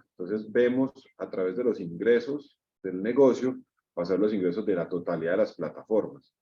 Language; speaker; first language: Spanish; native; Spanish